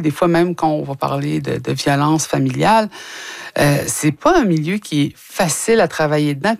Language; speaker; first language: French; native; French